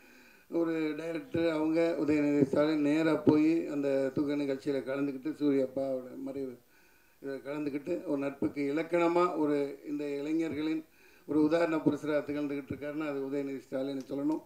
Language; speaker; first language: Tamil; native; Tamil